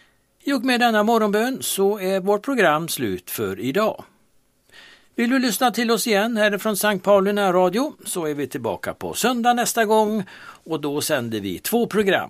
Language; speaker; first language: Swedish; native; Swedish